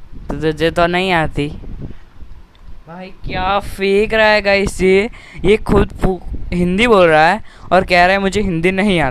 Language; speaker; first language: Hindi; native; Hindi